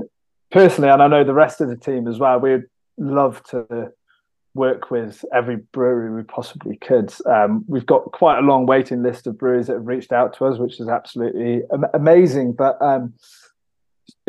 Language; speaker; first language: English; native; English